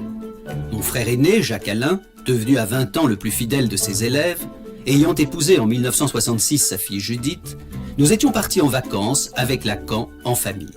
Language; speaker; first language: French; native; French